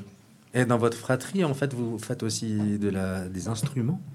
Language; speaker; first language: French; native; French